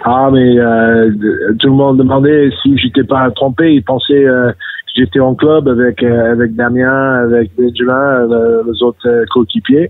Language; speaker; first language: French; non-native, fluent; English